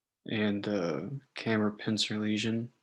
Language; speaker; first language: English; native; English